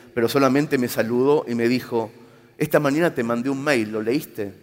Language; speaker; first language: Spanish; native; Spanish